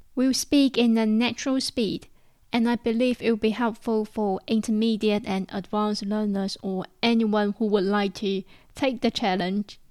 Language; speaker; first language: English; non-native, fluent; Chinese